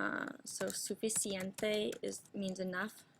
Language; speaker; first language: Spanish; non-native, fluent; English